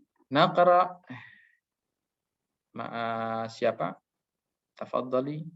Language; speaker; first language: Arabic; non-native, fluent; Indonesian